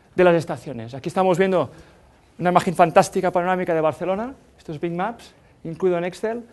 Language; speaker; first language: Spanish; native; Spanish